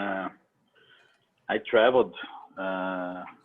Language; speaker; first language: English; non-native, learner; Portuguese